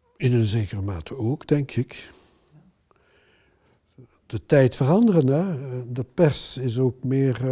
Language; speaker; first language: Dutch; non-native, local second language; French